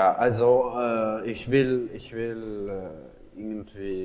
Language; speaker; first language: German; non-native, fluent; Russian